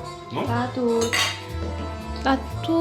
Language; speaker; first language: Korean; non-native, fluent; French